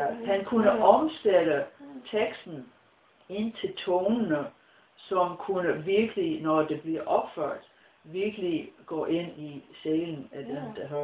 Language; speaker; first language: Danish; non-native, fluent; English